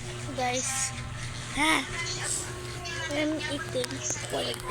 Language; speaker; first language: English; non-native, local second language; Filipino